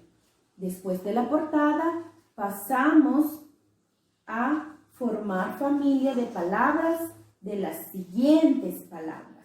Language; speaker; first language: Spanish; non-native, local second language; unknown